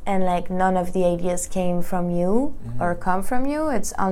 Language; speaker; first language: English; non-native, fluent; French